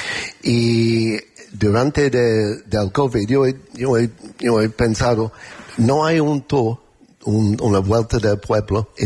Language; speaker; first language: Spanish; non-native, learner; English